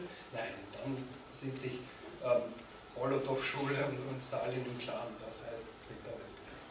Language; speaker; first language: German; native; German